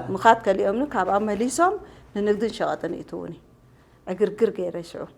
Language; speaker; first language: Tigrinya; non-native, local second language; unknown